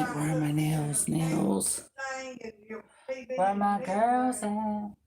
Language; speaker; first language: English; native; English